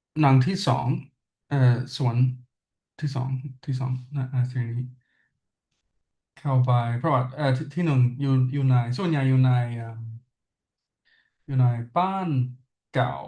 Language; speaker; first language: Thai; non-native, learner; English